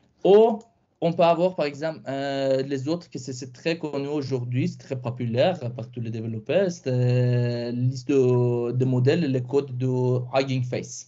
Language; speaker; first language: French; non-native, fluent; Persian